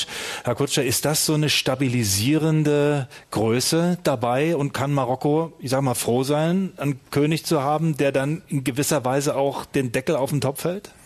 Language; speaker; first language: German; native; German